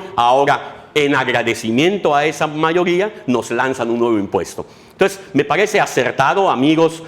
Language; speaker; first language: Spanish; native; Spanish